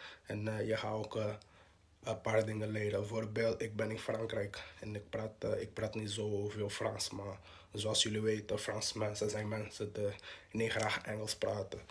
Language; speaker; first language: Dutch; non-native, local second language; Portuguese